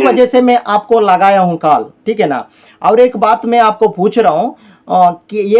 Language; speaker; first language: Hindi; non-native, local second language; Telugu